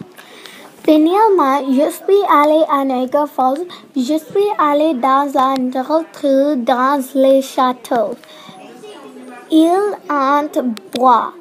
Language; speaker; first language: French; non-native, learner; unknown